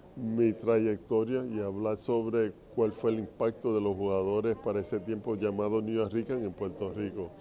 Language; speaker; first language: Spanish; early bilingual, heritage; Spanish